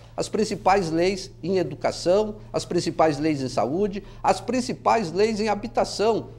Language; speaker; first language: Portuguese; native; Portuguese